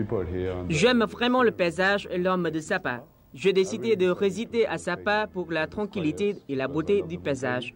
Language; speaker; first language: French; non-native, fluent; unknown